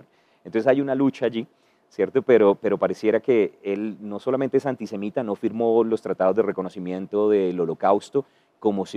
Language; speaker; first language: Spanish; native; Spanish